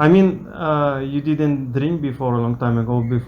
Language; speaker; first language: English; non-native, learner; Russian